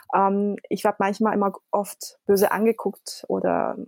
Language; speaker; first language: German; early bilingual, other home language; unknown